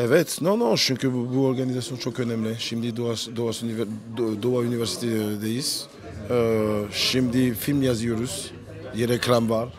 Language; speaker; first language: Turkish; non-native, learner; French